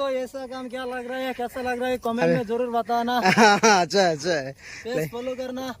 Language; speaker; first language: Hindi; non-native, local second language; Malayalam